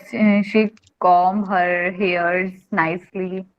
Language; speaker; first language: English; non-native, learner; Hindi